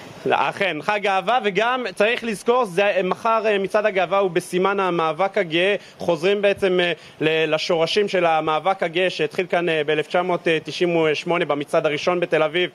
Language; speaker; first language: Hebrew; native; Hebrew